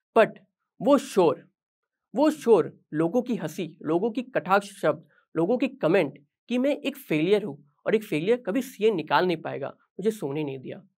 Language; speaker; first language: Hindi; native; Hindi